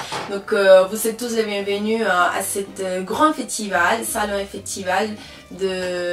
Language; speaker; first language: French; non-native, fluent; Spanish